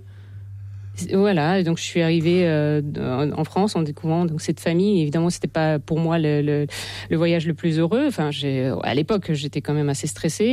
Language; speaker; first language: French; non-native, fluent; Russian